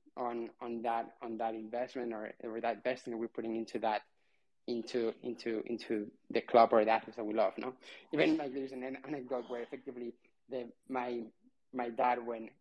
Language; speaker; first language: English; non-native, fluent; Spanish